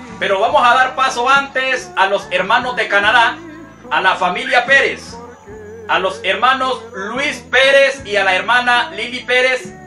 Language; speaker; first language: Spanish; native; Spanish